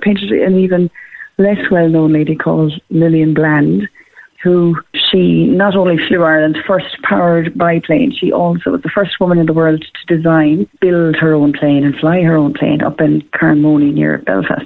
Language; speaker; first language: English; native; English